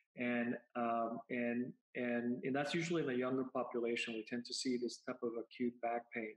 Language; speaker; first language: English; non-native, fluent; Spanish